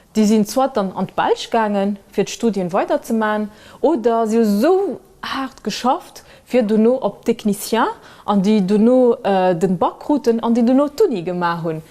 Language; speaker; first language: Luxembourgish; early bilingual, other home language; Kabuverdianu